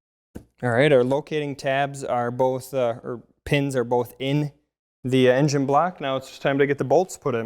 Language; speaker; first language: English; native; English